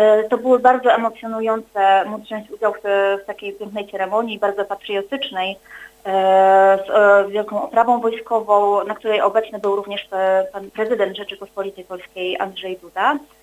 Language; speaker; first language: Polish; native; Polish